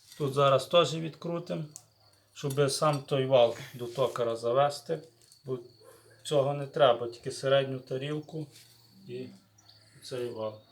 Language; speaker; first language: Ukrainian; native; Ukrainian